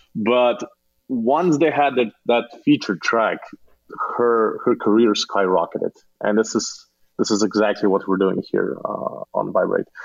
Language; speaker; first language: English; non-native, fluent; Slovenian